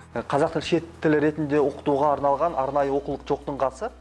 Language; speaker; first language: Kazakh; native; Kazakh